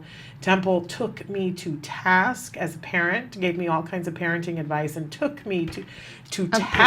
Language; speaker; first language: English; native; English